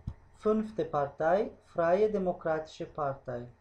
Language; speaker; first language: German; non-native, fluent; Uzbek